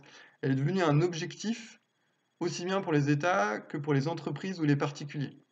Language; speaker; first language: French; native; French